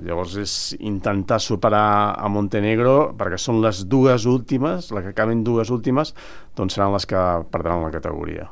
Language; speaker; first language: Catalan; native; Catalan